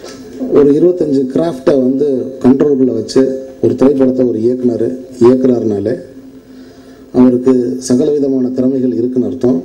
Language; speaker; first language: Tamil; native; Tamil